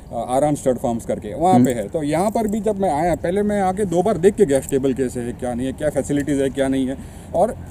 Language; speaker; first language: Hindi; non-native, local second language; Marathi